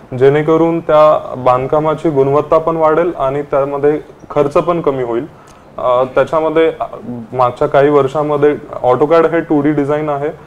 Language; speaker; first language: Marathi; native; Marathi